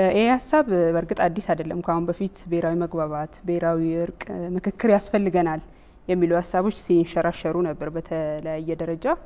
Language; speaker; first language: Amharic; native; Amharic